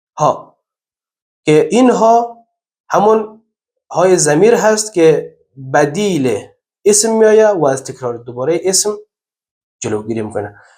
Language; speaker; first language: Persian; native; Persian